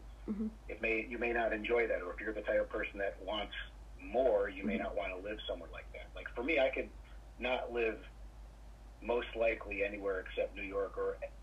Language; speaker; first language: English; native; English